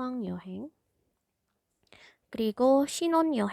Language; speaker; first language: Korean; non-native, fluent; Indonesian